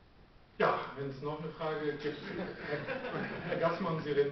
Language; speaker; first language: German; native; German